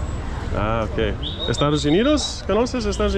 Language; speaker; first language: Spanish; non-native, learner; English